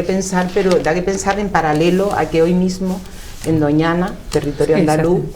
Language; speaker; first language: Spanish; native; Spanish